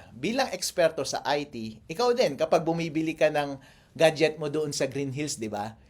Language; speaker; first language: Filipino; non-native, local second language; Iloko